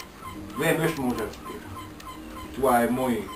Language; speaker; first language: Bulgarian; non-native, learner; Finnish